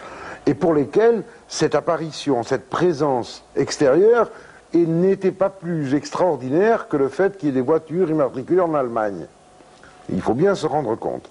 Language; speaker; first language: French; native; French